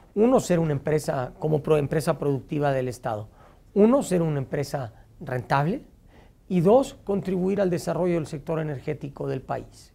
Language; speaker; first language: Spanish; native; Spanish